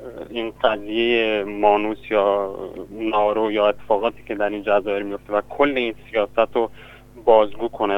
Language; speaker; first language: Persian; non-native, local second language; Kurdish